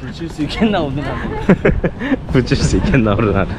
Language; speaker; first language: Korean; native; Korean